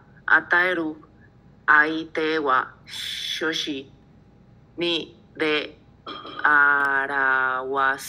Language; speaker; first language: Japanese; non-native, learner; Spanish